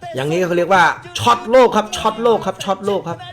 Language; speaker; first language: Thai; non-native, fluent; Khmer